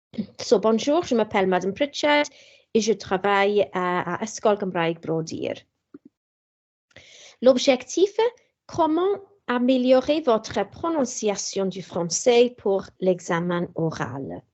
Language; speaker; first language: French; non-native, fluent; English